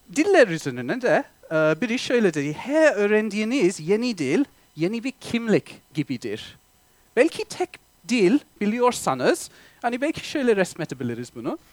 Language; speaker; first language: Turkish; non-native, fluent; English